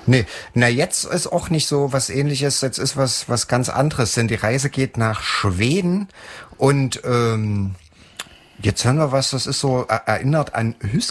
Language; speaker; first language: German; native; German